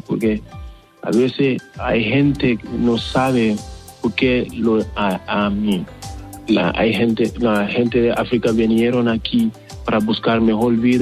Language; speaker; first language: Spanish; non-native, learner; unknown